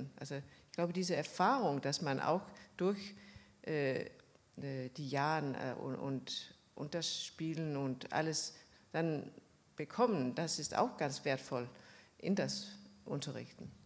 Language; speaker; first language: German; non-native, fluent; Danish